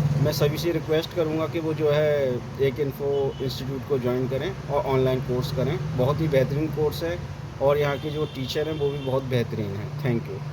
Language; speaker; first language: Hindi; native; Hindi